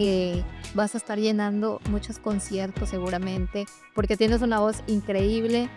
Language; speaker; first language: Spanish; native; Spanish